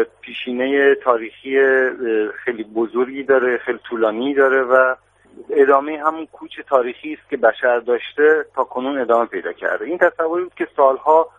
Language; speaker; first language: Persian; native; Persian